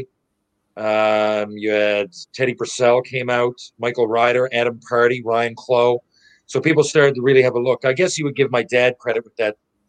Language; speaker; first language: English; native; English